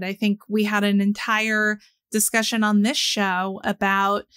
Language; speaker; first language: English; native; English